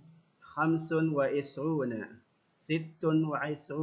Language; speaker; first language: Arabic; non-native, fluent; Indonesian